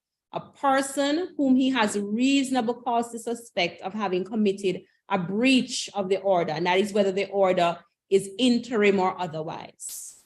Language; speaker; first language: English; native; English